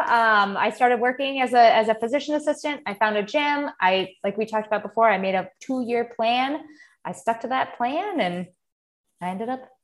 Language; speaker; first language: English; native; English